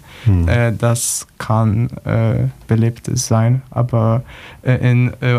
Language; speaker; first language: German; non-native, learner; Polish